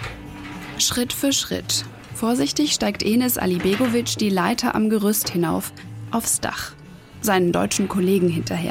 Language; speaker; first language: German; native; German